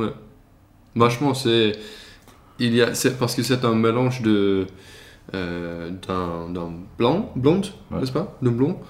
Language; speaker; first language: French; non-native, learner; Swedish